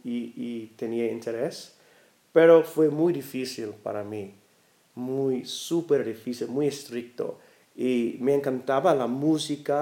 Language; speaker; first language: Spanish; non-native, learner; English